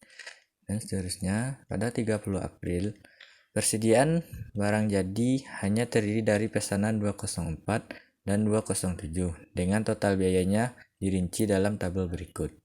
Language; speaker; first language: Indonesian; native; Indonesian